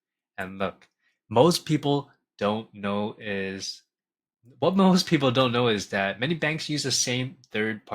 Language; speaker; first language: English; native; English